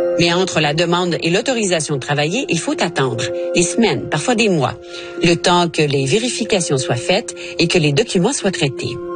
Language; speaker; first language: French; native; French